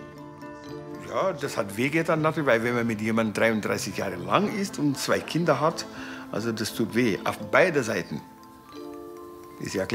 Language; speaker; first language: German; non-native, fluent; Wolof